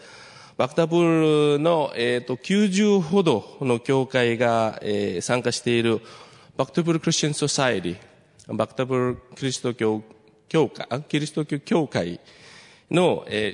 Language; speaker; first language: Japanese; non-native, fluent; Nepali